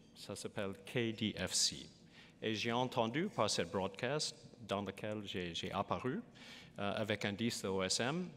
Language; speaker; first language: French; non-native, learner; English